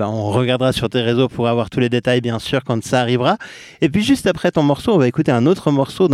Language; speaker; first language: French; native; French